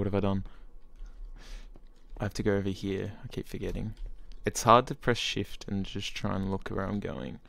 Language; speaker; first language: English; native; English